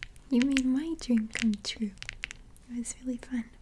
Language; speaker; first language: English; native; English